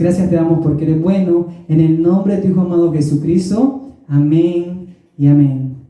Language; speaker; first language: Spanish; native; Spanish